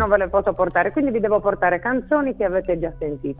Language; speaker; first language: Italian; native; Italian